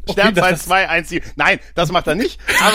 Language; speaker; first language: German; native; German